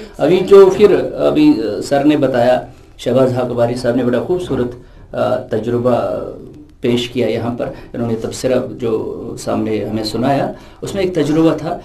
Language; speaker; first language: Urdu; non-native, local second language; Kashmiri